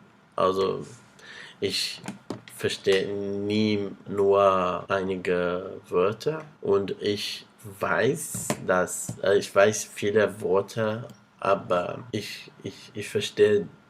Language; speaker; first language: German; non-native, learner; Portuguese